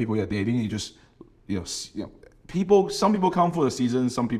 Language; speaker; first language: English; non-native, fluent; Chinese